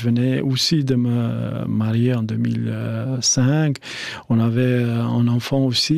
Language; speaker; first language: French; non-native, fluent; Albanian